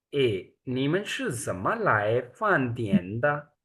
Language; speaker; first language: Chinese; non-native, fluent; Urdu